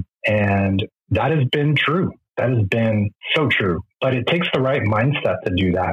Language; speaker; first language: English; non-native, fluent; Spanish